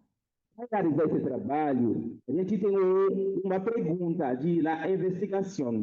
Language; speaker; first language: Portuguese; non-native, fluent; Haitian Creole